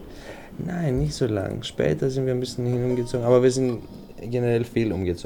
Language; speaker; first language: German; non-native, fluent; Greek